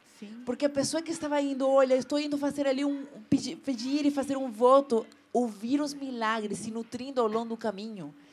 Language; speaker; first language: Portuguese; non-native, fluent; Spanish